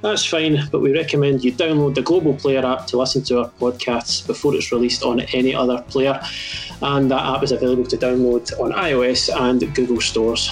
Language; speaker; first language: English; native; English